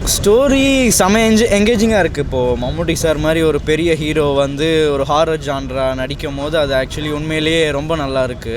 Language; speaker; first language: Tamil; native; Tamil